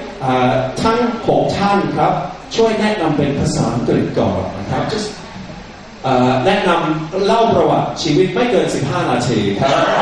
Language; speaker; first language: Thai; non-native, fluent; English